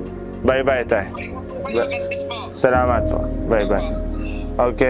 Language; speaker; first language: Filipino; non-native, learner; Arabic